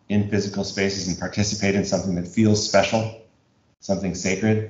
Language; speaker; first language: English; native; English